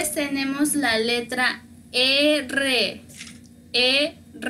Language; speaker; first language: Spanish; native; Spanish